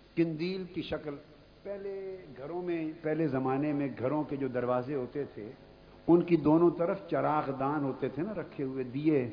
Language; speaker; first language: Urdu; non-native, local second language; Punjabi